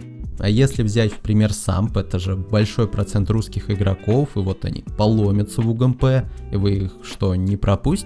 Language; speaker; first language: Russian; native; Russian